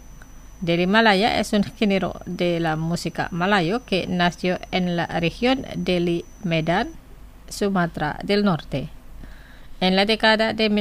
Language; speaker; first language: Spanish; non-native, fluent; Indonesian